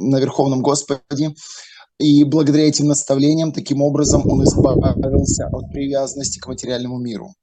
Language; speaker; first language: Russian; native; Russian